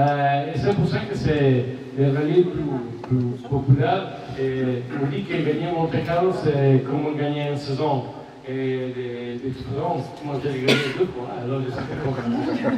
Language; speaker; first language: French; non-native, fluent; Italian